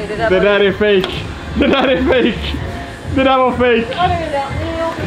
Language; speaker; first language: Swedish; native; Swedish